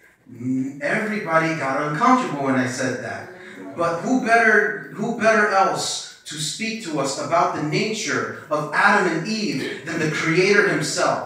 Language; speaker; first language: English; early bilingual, other home language; Spanish